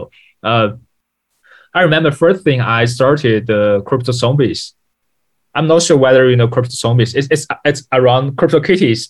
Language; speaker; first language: English; non-native, fluent; Chinese